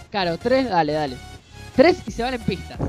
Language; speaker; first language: Spanish; native; Spanish